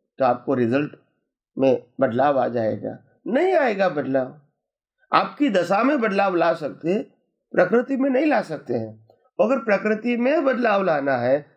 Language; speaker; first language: Hindi; non-native, local second language; Gujarati